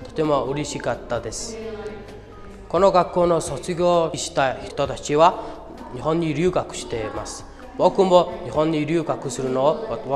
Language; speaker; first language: Japanese; non-native, learner; Mongolian